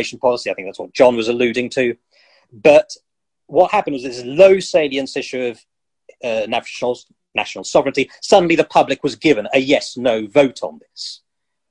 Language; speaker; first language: English; native; English